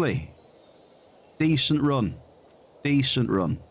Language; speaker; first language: English; native; English